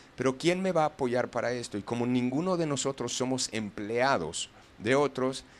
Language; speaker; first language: Spanish; non-native, fluent; English